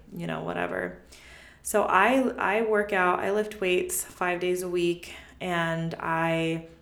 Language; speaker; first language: English; native; English